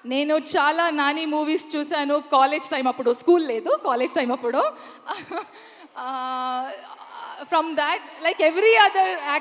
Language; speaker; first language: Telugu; non-native, learner; Kannada